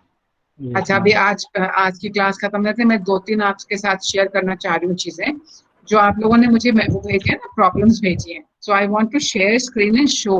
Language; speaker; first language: Hindi; native; Hindi